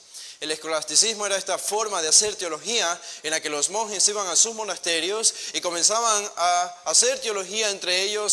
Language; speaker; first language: Spanish; native; Spanish